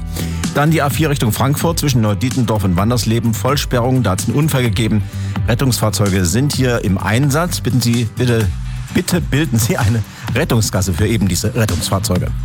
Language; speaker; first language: German; native; German